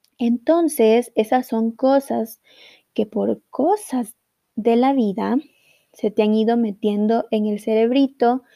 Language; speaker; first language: Spanish; native; Spanish